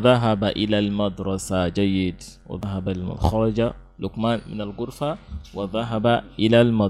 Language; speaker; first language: Arabic; non-native, fluent; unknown